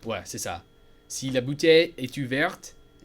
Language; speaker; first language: French; non-native, learner; English